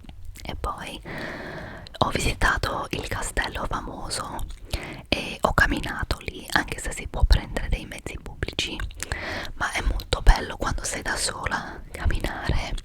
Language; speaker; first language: Italian; non-native, fluent; English